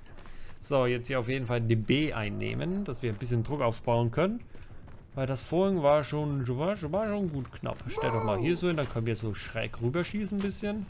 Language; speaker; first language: German; native; German